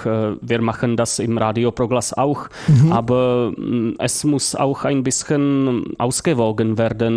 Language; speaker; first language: German; non-native, fluent; Czech